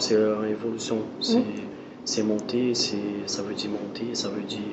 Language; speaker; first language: French; non-native, learner; Portuguese